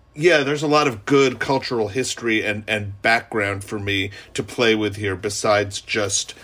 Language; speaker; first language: English; native; English